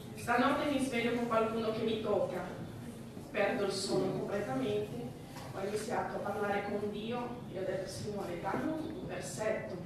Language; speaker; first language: Italian; non-native, fluent; Portuguese